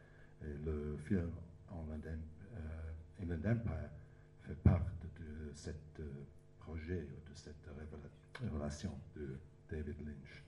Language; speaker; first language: French; non-native, learner; English